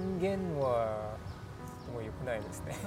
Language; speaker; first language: Japanese; non-native, learner; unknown